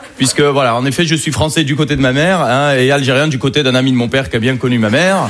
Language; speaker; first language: French; native; French